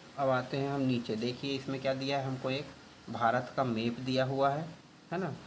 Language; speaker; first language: Hindi; native; Hindi